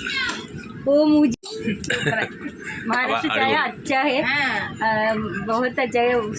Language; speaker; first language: Hindi; non-native, local second language; Malayalam